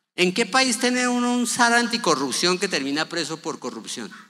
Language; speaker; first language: Spanish; native; Spanish